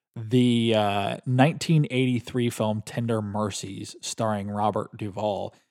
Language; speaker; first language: English; native; English